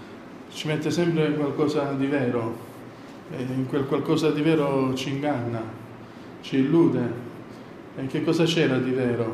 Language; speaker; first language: Italian; native; Italian